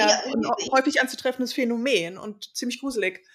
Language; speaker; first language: German; native; German